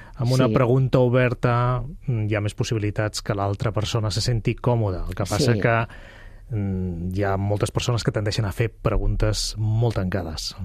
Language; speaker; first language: Catalan; native; Catalan